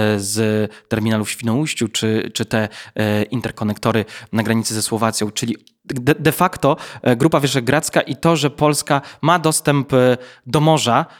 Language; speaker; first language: Polish; native; Polish